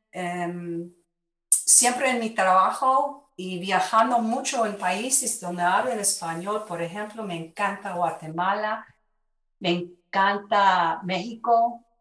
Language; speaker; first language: Spanish; early bilingual, other home language; English